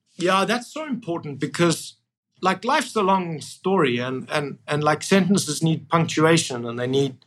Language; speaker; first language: English; native; English